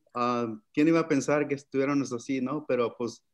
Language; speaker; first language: Spanish; early bilingual, other home language; English